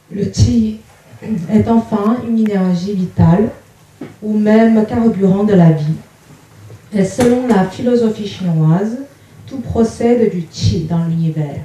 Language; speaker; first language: French; non-native, fluent; Chinese